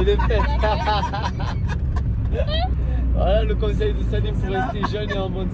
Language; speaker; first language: French; native; French